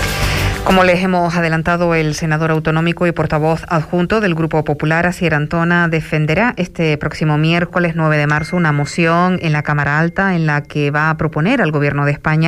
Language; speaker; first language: Spanish; native; Spanish